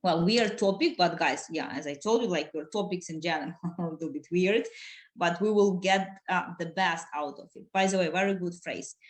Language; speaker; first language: English; non-native, fluent; Ukrainian